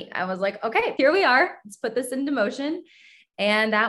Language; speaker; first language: English; native; English